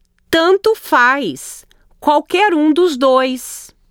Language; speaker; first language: Portuguese; native; Portuguese